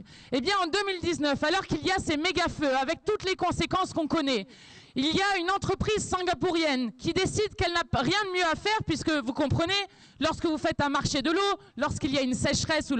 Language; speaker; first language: French; native; French